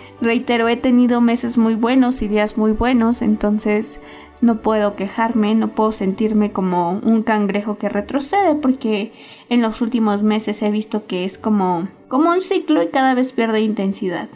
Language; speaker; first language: Spanish; native; Spanish